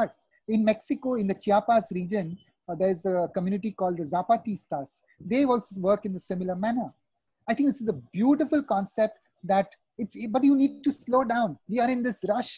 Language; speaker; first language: English; non-native, local second language; Hindi